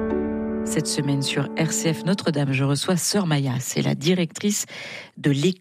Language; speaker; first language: French; native; French